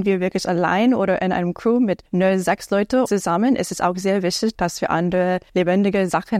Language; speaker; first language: German; non-native, learner; English